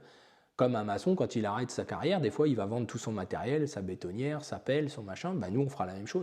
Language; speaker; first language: French; native; French